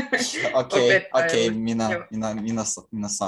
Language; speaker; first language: Finnish; non-native, learner; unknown